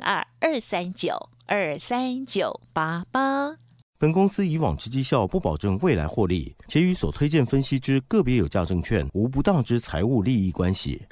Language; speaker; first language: Chinese; native; Chinese